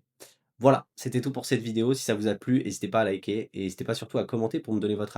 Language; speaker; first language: French; native; French